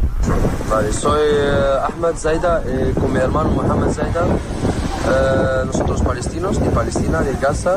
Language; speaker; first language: Spanish; non-native, learner; Arabic